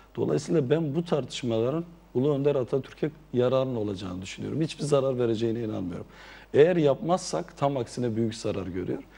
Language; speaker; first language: Turkish; non-native, local second language; Zaza